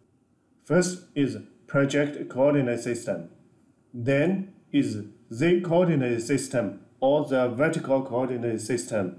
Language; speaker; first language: English; non-native, fluent; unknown